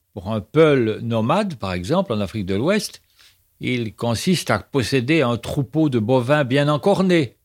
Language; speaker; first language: French; native; French